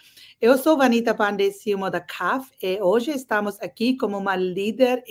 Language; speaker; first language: Portuguese; non-native, learner; English